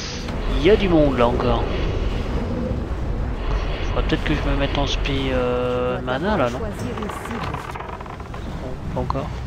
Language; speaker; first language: French; native; French